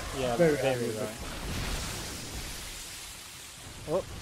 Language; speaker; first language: English; non-native, fluent; Swedish